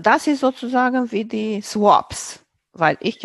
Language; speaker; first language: German; non-native, fluent; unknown